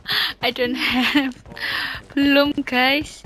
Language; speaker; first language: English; non-native, learner; Javanese